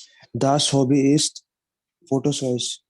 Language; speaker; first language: German; non-native, learner; Hindi